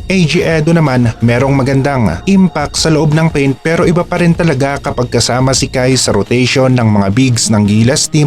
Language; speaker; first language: Filipino; native; Filipino